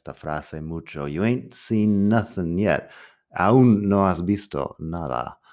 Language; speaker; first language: Spanish; non-native, fluent; English